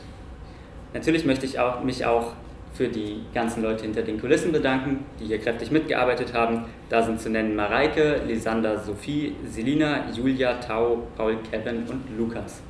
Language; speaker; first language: German; native; German